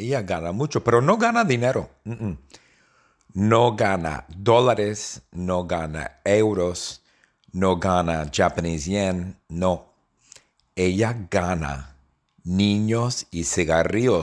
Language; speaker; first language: Spanish; non-native, fluent; English